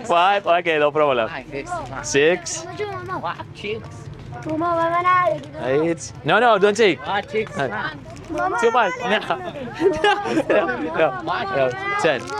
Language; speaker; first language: English; non-native, learner; Lithuanian